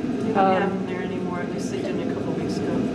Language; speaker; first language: English; native; English